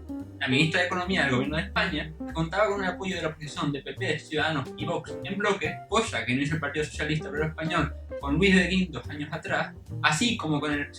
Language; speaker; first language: Spanish; native; Spanish